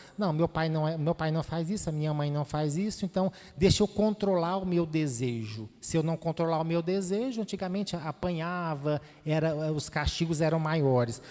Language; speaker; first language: Portuguese; native; Portuguese